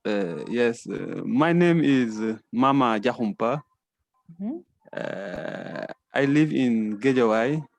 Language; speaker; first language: English; non-native, learner; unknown